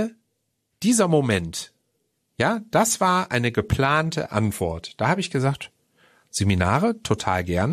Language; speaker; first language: German; native; German